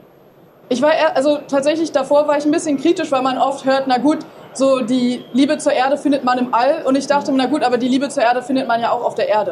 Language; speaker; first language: German; native; German